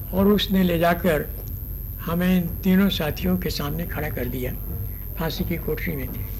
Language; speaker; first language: Hindi; native; Hindi